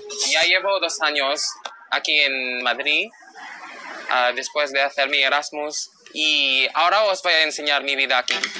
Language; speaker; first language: Spanish; non-native, fluent; Filipino